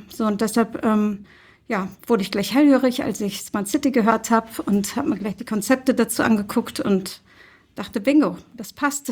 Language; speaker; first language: German; early bilingual, other home language; Turkish